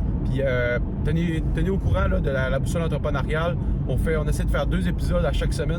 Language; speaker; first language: French; native; French